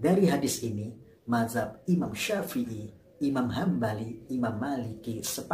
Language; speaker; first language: Indonesian; native; Indonesian